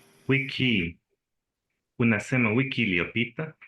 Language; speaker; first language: Swahili; non-native, learner; Spanish